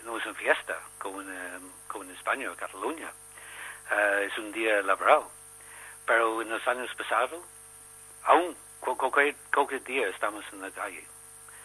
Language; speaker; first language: Spanish; non-native, learner; English